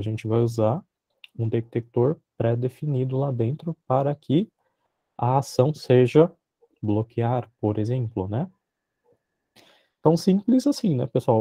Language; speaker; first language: Portuguese; native; Portuguese